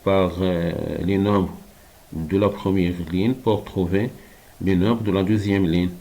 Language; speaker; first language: French; non-native, local second language; Arabic